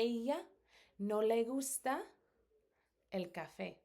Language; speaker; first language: Spanish; non-native, fluent; English